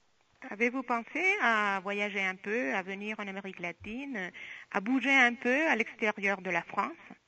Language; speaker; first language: French; non-native, fluent; Spanish